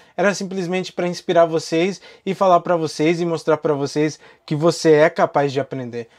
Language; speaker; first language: Portuguese; non-native, fluent; English